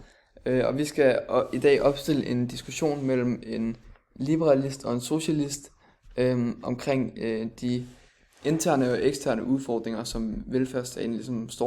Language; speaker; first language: Danish; native; Danish